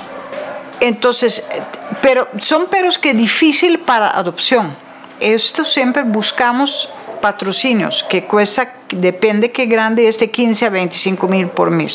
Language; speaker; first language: Spanish; non-native, fluent; Dutch